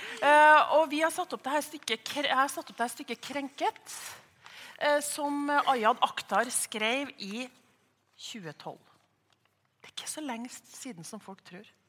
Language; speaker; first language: Norwegian; native; Norwegian